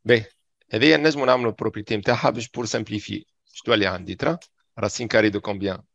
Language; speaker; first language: French; non-native, local second language; Arabic